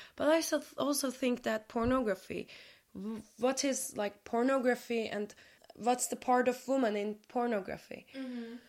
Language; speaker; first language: English; non-native, fluent; Turkish